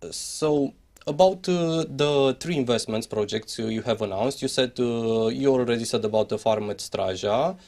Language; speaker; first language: English; non-native, fluent; Romanian